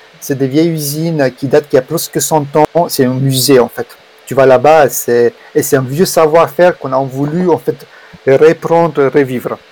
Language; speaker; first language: French; non-native, fluent; Romanian